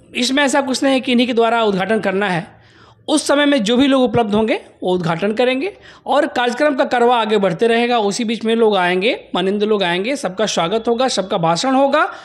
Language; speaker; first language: Hindi; native; Hindi